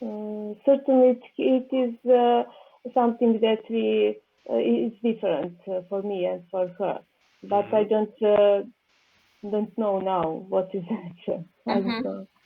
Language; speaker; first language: English; non-native, learner; Serbian